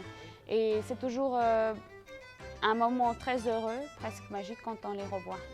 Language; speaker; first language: French; non-native, local second language; Ukrainian